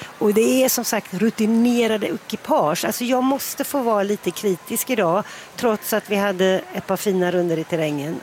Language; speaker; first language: Swedish; native; Swedish